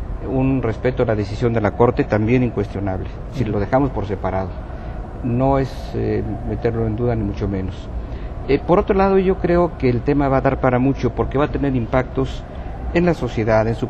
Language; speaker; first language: Spanish; native; Spanish